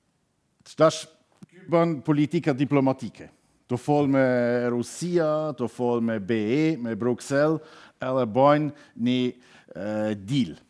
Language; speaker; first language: Albanian; non-native, learner; German